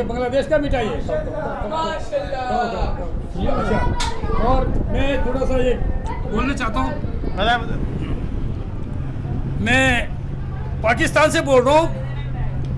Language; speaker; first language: Hindi; non-native, local second language; Bangla